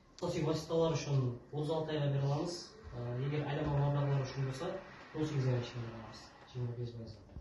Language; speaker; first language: Uzbek; non-native, local second language; Kara-Kalpak